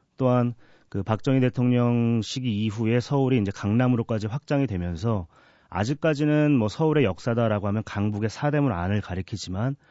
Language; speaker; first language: Korean; native; Korean